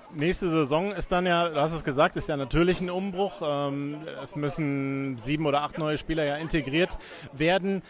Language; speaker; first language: German; native; German